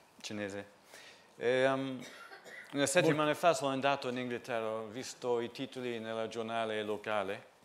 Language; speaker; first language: Italian; non-native, fluent; English